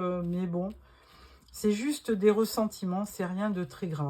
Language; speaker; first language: French; native; French